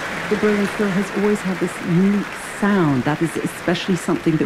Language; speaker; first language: English; native; English